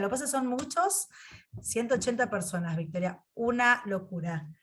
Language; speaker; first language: Spanish; native; Spanish